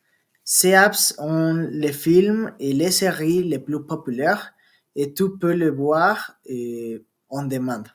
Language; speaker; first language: French; non-native, learner; Spanish